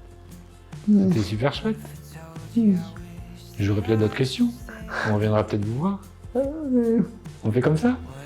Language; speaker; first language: French; native; French